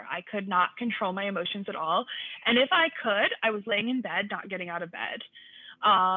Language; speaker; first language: English; native; English